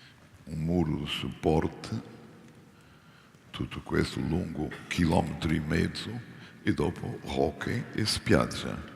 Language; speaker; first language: Italian; non-native, fluent; Portuguese